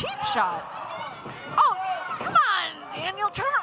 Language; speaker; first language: English; native; English